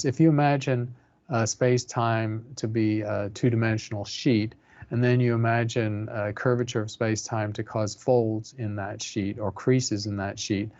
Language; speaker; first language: English; native; English